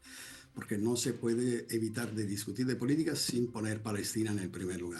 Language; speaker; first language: Spanish; non-native, fluent; Italian